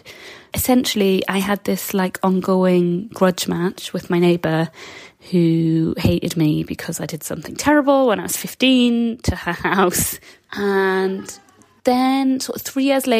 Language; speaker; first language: English; native; English